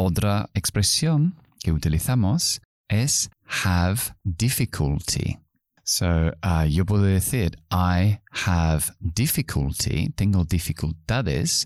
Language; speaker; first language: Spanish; non-native, fluent; English